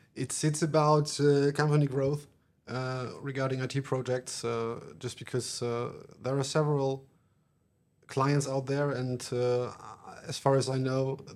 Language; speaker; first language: English; non-native, fluent; German